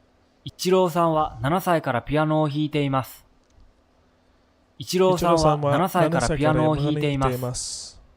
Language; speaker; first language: Japanese; non-native, learner; English